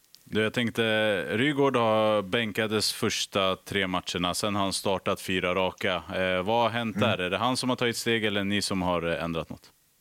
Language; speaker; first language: Swedish; native; Swedish